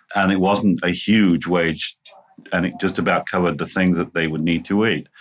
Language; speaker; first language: English; native; English